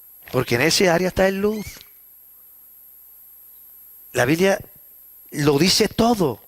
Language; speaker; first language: Spanish; native; Spanish